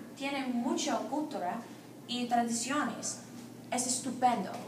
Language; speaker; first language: Spanish; non-native, learner; English